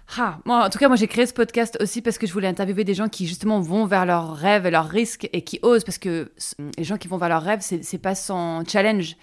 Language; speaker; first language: French; native; French